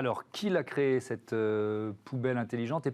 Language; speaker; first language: French; native; French